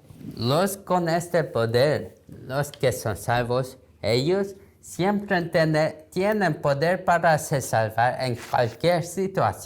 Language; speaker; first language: Spanish; non-native, learner; Korean